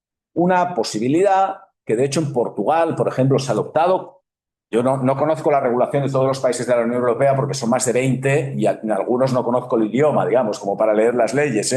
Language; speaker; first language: Spanish; native; Spanish